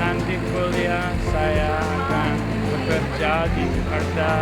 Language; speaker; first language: Indonesian; non-native, learner; Japanese